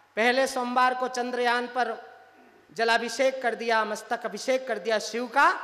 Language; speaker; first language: Hindi; native; Hindi